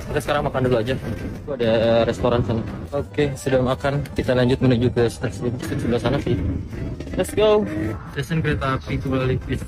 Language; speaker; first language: Indonesian; native; Indonesian